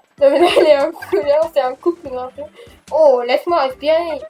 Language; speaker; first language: French; native; French